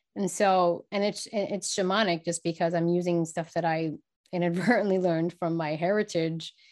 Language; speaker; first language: English; native; English